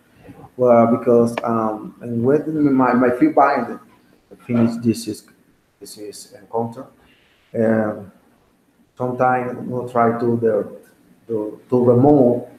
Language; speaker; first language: English; non-native, learner; Spanish